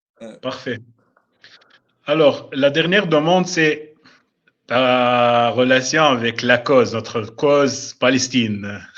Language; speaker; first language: French; non-native, local second language; Arabic